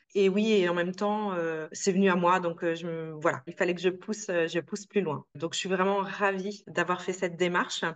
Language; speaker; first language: French; native; French